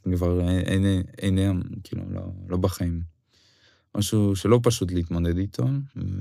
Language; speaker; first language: Hebrew; non-native, fluent; Ukrainian